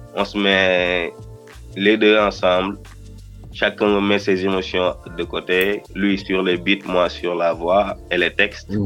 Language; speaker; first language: French; non-native, local second language; Wolof